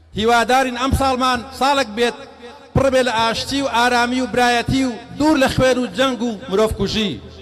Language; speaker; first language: Central Kurdish; native; Central Kurdish